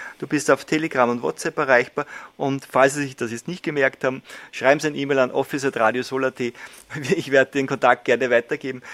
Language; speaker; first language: German; native; German